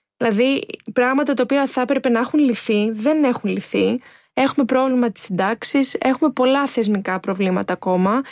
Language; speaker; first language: Greek; early bilingual, other home language; Albanian